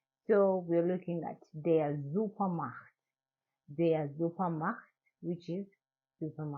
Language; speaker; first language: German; non-native, learner; English